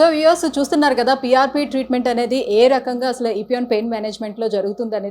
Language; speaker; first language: Telugu; native; Telugu